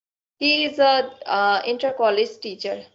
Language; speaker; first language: English; non-native, learner; Assamese